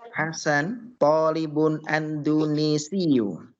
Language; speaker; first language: Arabic; non-native, fluent; Indonesian